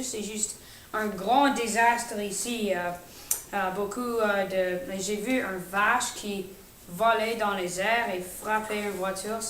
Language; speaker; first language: French; non-native, learner; English